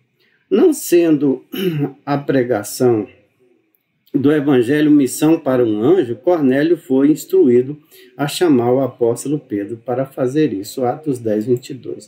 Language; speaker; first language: Portuguese; native; Portuguese